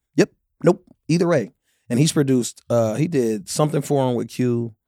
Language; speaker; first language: English; native; English